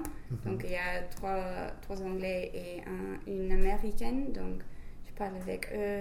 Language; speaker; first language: French; non-native, fluent; English